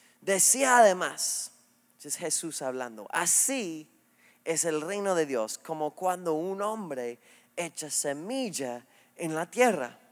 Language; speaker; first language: Spanish; non-native, fluent; English